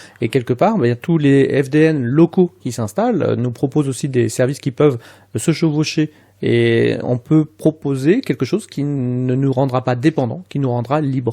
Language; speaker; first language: French; native; French